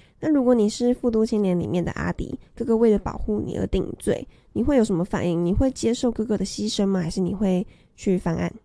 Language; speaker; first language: Chinese; native; Chinese